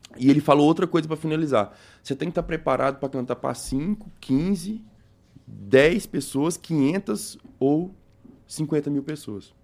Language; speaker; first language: Portuguese; native; Portuguese